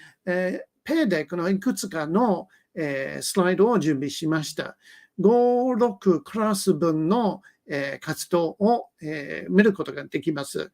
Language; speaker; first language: Japanese; non-native, learner; English